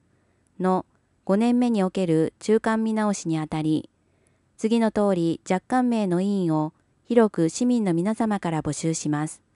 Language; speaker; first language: Japanese; native; Japanese